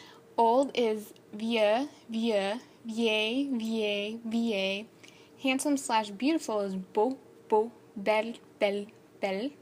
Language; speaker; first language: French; non-native, learner; English